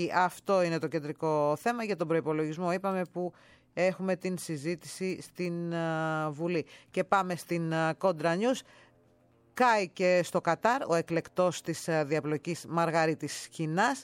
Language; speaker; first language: Greek; native; Greek